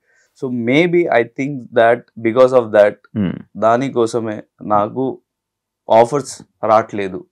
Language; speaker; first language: Telugu; non-native, local second language; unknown